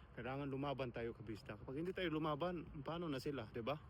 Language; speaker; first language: Filipino; non-native, local second language; Cebuano